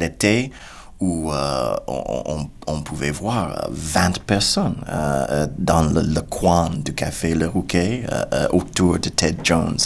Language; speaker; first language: French; non-native, fluent; English